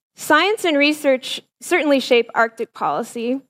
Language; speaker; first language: English; native; English